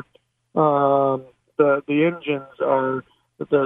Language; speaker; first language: English; native; English